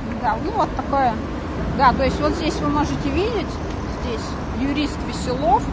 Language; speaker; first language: Russian; native; Russian